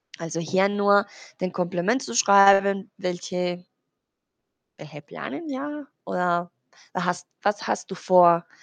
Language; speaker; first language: German; non-native, learner; Spanish